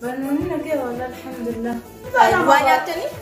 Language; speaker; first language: Arabic; non-native, learner; Oromo